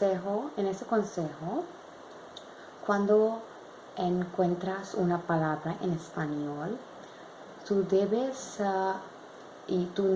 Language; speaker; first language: Spanish; non-native, learner; English